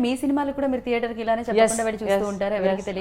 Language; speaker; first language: Telugu; native; Telugu